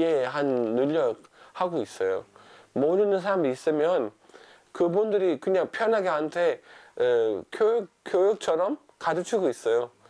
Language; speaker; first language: Korean; non-native, fluent; Danish